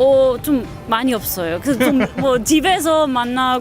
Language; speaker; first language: Korean; non-native, learner; Dutch